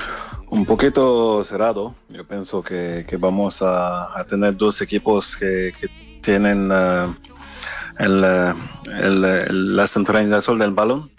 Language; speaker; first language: Spanish; non-native, fluent; French